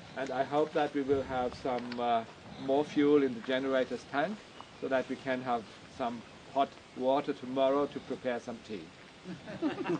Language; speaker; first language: English; non-native, fluent; German